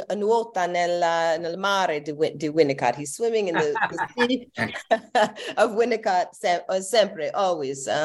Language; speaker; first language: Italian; non-native, learner; English